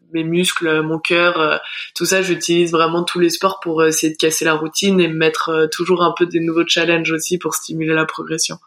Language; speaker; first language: French; native; French